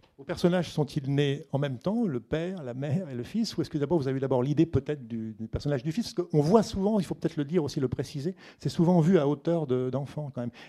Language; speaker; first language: French; native; French